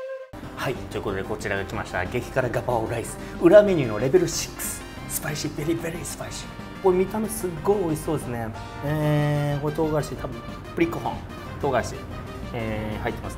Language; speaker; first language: Japanese; native; Japanese